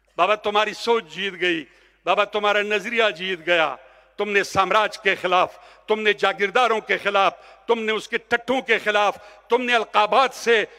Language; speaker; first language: Urdu; non-native, local second language; Pashto